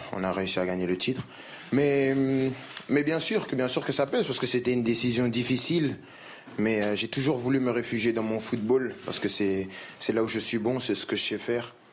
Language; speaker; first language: French; native; French